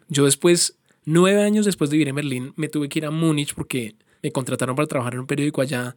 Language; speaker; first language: Spanish; native; Spanish